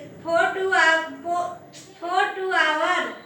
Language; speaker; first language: English; non-native, learner; Hindi